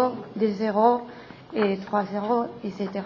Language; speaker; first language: French; non-native, learner; Spanish